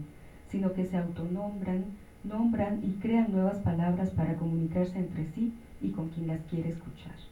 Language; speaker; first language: Spanish; native; Spanish